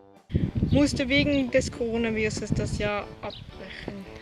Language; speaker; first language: German; non-native, fluent; Swedish